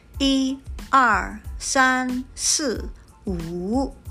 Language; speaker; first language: Chinese; non-native, fluent; English